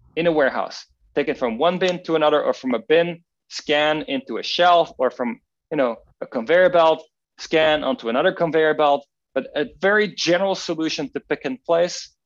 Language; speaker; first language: English; non-native, fluent; Dutch